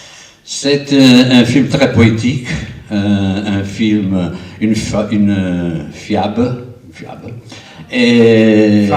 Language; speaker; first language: French; non-native, fluent; Italian